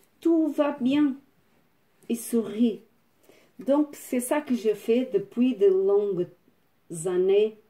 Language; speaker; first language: French; non-native, fluent; Portuguese